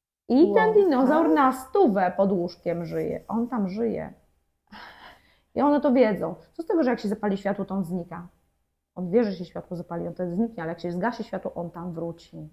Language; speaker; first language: Polish; native; Polish